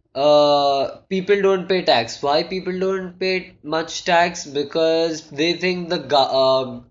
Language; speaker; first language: English; non-native, local second language; Hindi